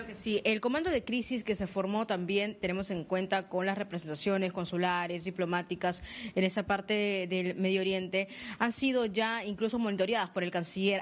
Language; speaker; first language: Spanish; native; Spanish